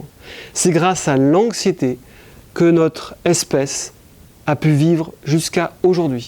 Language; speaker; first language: French; native; French